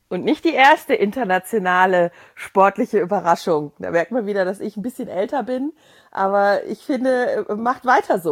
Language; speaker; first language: German; native; German